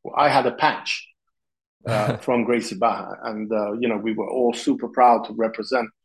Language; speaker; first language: English; non-native, fluent; Italian